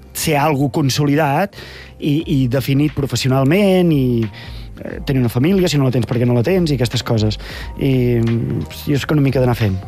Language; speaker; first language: Catalan; native; Catalan